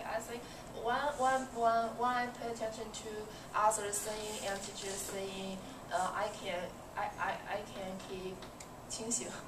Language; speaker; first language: English; non-native, learner; Chinese